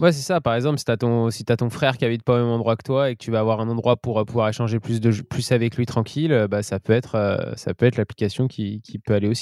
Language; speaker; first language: French; native; French